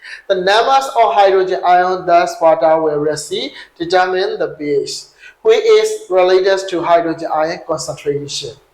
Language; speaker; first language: English; non-native, learner; Burmese